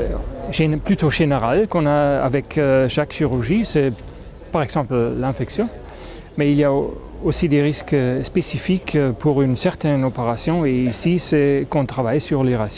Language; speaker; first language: French; non-native, fluent; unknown